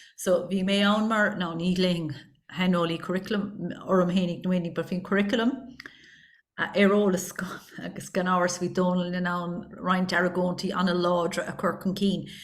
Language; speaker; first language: Irish; non-native, local second language; English